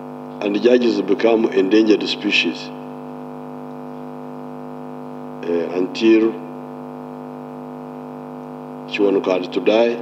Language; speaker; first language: English; non-native, local second language; Nyankole